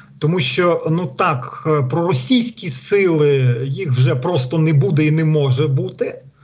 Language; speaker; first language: Ukrainian; non-native, local second language; Russian